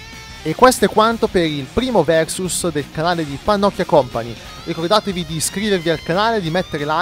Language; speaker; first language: Italian; native; Italian